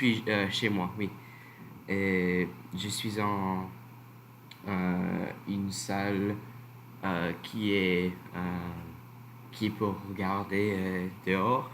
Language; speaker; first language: French; non-native, learner; English